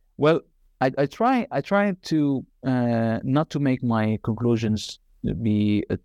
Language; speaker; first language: English; non-native, fluent; Arabic